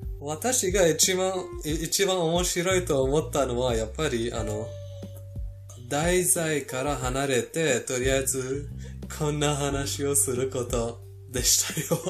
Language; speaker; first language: Japanese; non-native, fluent; Persian